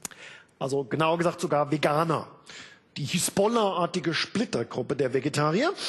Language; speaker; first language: German; native; German